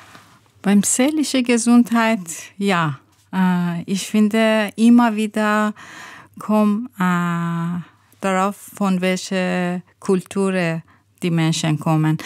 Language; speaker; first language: German; non-native, learner; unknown